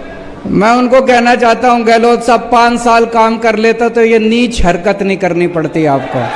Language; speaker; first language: Hindi; native; Hindi